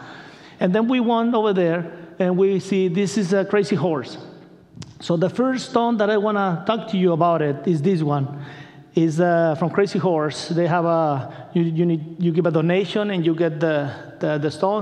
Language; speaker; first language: English; non-native, learner; Spanish